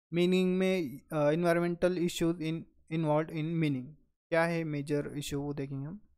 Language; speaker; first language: Hindi; non-native, local second language; Marathi